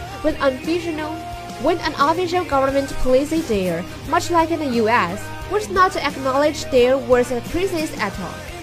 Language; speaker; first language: English; non-native, fluent; Chinese